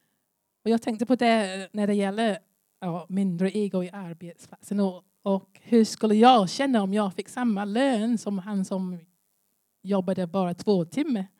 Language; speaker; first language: Swedish; non-native, learner; English